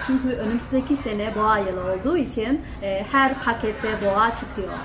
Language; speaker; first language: Turkish; non-native, fluent; Chinese